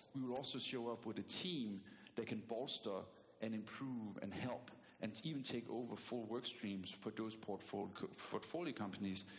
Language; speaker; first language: English; non-native, fluent; Danish